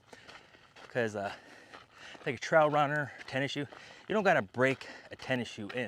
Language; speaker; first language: English; native; English